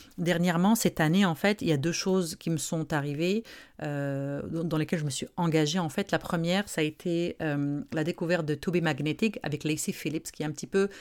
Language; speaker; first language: French; non-native, local second language; Arabic